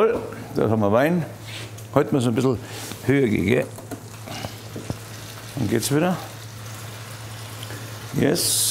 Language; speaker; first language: German; native; German